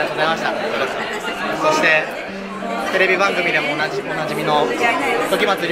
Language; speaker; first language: Japanese; native; Japanese